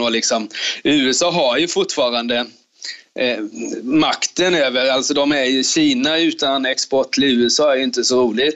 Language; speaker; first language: Swedish; native; Swedish